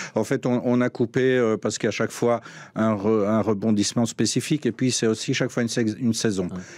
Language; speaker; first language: French; native; French